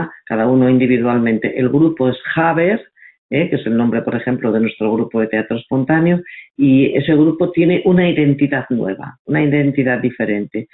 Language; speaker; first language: Spanish; native; Spanish